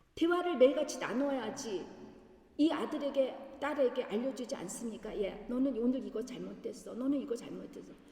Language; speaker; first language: Korean; native; Korean